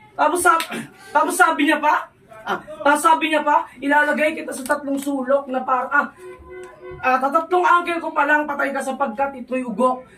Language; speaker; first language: Filipino; native; Filipino